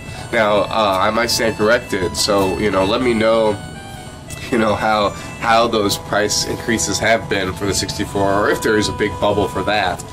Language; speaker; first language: English; native; English